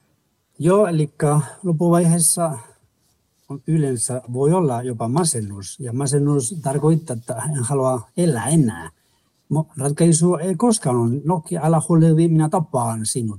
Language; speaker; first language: Finnish; non-native, fluent; Spanish